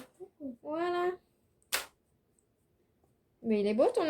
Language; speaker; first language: French; native; French